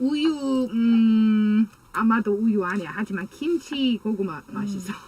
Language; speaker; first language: Korean; non-native, learner; English